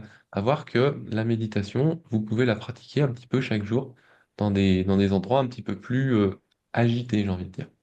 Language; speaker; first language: French; native; French